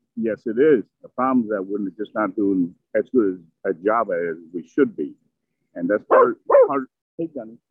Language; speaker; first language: English; early bilingual, other home language; Vietnamese